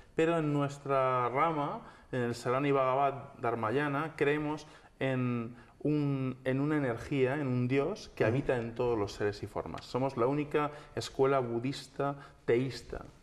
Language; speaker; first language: Spanish; native; Spanish